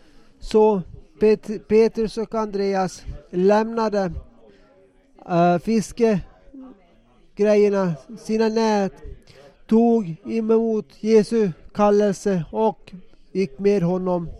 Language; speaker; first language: Swedish; non-native, local second language; Finnish